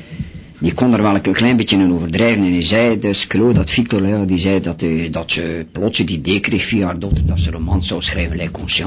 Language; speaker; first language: Dutch; native; Dutch